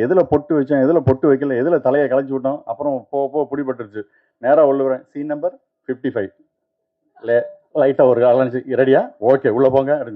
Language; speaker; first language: Tamil; native; Tamil